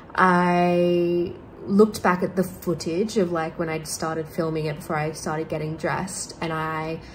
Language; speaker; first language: English; native; English